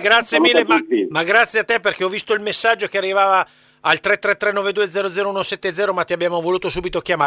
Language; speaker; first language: Italian; native; Italian